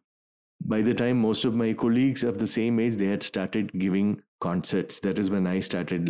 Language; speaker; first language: English; non-native, local second language; Malayalam